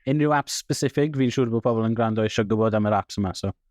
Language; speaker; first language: Welsh; native; Welsh